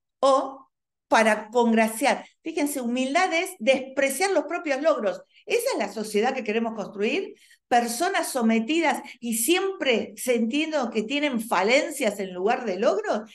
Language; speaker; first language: Spanish; native; Spanish